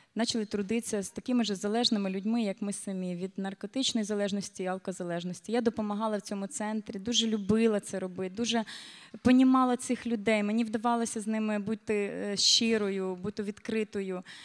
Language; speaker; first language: Ukrainian; native; Ukrainian